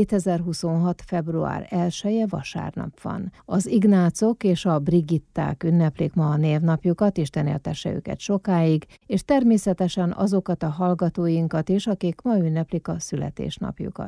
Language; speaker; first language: Hungarian; native; Hungarian